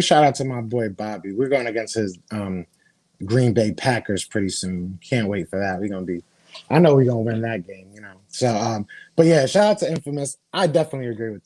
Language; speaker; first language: English; native; English